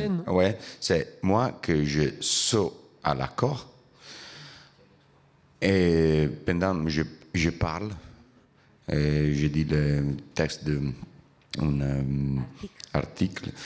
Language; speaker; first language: French; non-native, learner; Italian